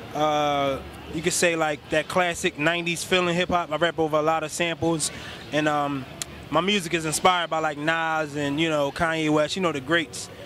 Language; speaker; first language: English; native; English